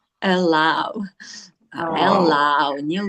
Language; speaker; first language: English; non-native, fluent; Russian